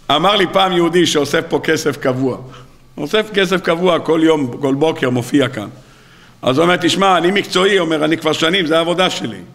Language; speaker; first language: Hebrew; native; Hebrew